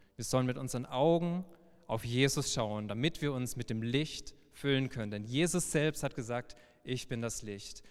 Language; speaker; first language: German; native; German